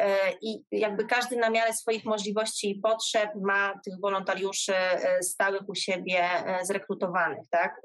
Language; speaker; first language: Polish; native; Polish